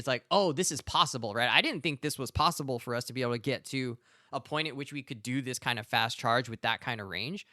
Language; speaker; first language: English; native; English